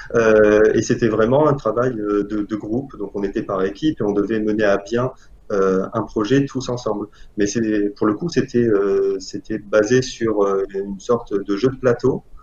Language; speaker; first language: French; non-native, local second language; Arabic